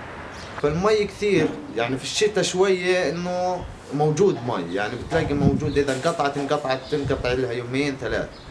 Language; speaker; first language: Arabic; native; Arabic